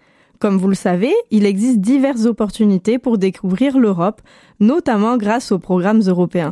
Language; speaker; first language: French; native; French